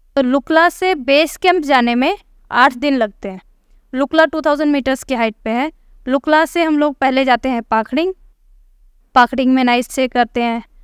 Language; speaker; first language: Hindi; native; Hindi